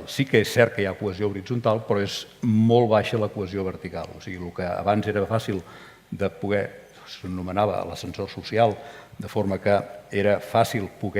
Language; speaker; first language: Catalan; native; Catalan